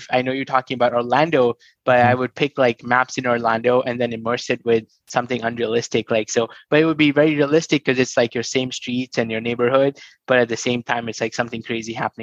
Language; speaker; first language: English; non-native, local second language; Hindi